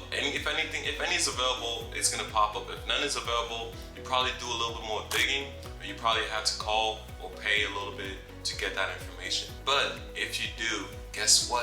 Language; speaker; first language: English; native; English